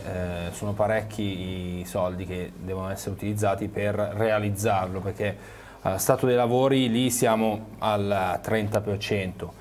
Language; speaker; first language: Italian; native; Italian